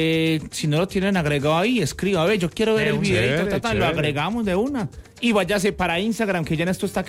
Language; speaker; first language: Spanish; native; Spanish